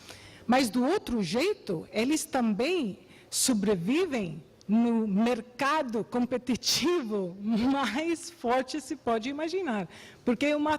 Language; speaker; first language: Portuguese; non-native, fluent; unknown